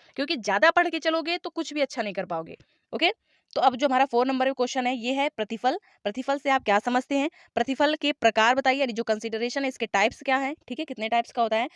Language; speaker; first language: Hindi; native; Hindi